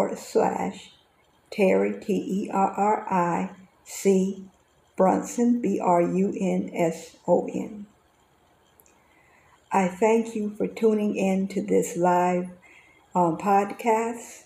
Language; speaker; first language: English; native; English